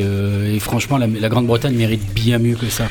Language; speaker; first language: French; native; French